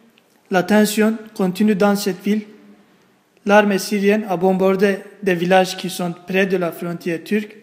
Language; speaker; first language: French; non-native, learner; Turkish